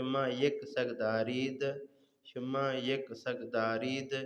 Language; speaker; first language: Persian; non-native, fluent; Urdu